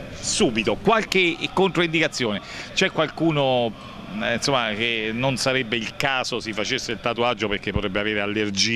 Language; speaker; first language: Italian; native; Italian